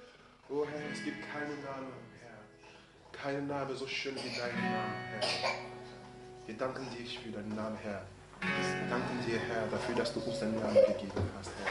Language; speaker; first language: German; non-native, fluent; French